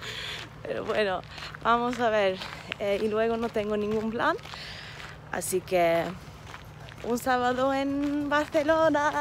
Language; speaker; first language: Spanish; non-native, fluent; Turkish